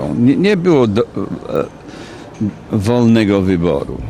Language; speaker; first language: Polish; non-native, fluent; English